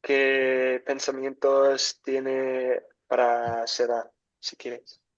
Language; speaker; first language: Spanish; non-native, learner; English